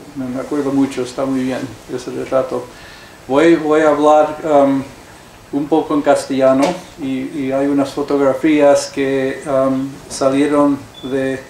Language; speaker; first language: Spanish; early bilingual, heritage; Spanish